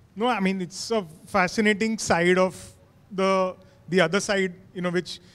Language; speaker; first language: Hindi; native; Hindi